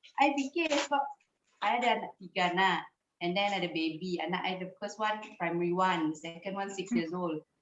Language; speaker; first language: Malay; native; Malay